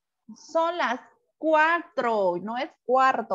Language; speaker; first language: Spanish; non-native, fluent; Vietnamese